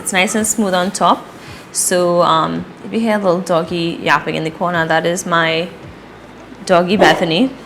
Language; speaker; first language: English; native; English